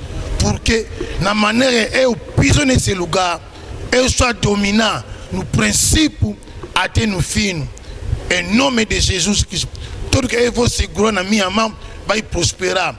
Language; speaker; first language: Portuguese; non-native, learner; Lingala